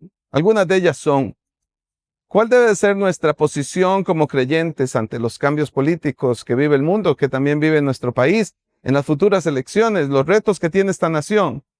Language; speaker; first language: Spanish; native; Spanish